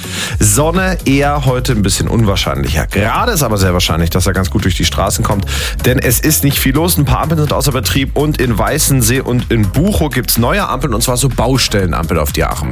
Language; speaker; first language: German; native; German